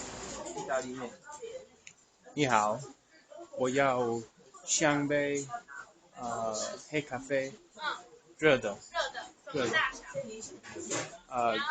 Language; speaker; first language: Chinese; non-native, learner; English